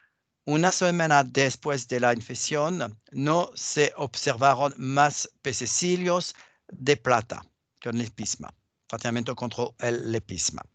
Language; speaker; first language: Spanish; non-native, fluent; French